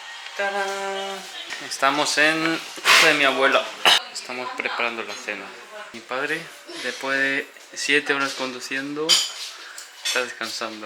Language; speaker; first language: Spanish; non-native, fluent; Korean